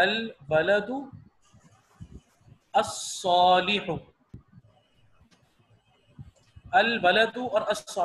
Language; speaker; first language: Arabic; non-native, fluent; Urdu